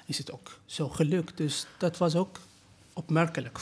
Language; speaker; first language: Dutch; non-native, fluent; Persian